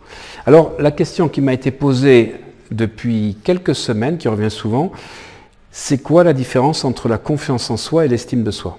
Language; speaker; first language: French; native; French